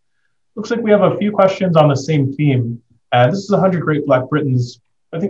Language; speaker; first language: English; native; English